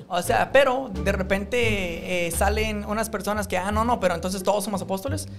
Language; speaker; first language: Spanish; non-native, fluent; English